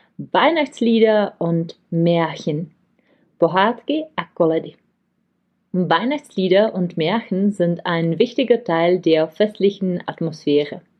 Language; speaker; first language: German; non-native, fluent; Czech